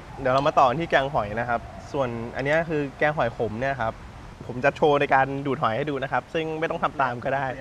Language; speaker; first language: Thai; native; Thai